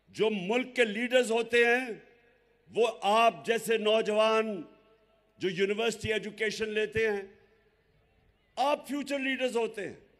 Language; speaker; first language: Urdu; native; Urdu